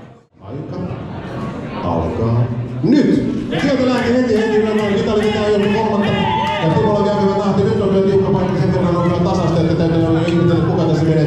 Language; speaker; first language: Finnish; native; Finnish